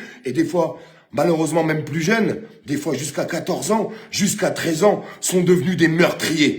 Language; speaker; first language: French; native; French